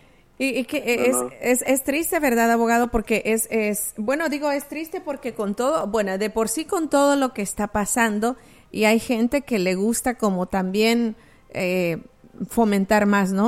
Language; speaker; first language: Spanish; native; Spanish